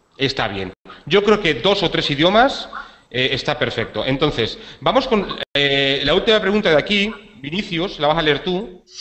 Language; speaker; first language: Spanish; native; Spanish